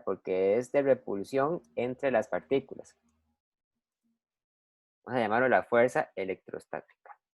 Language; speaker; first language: Spanish; native; Spanish